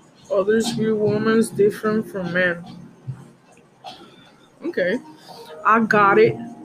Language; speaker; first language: English; non-native, learner; Spanish